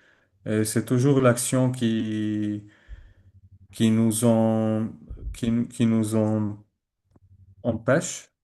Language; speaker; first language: French; non-native, learner; Arabic